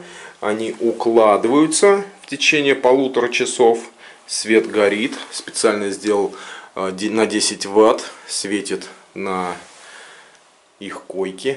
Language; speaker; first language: Russian; native; Russian